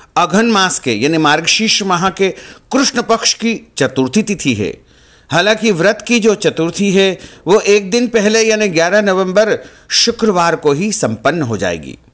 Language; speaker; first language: Hindi; native; Hindi